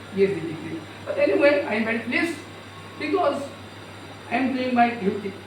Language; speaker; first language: English; non-native, local second language; Assamese